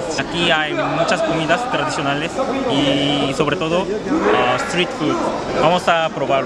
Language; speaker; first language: Spanish; non-native, fluent; Korean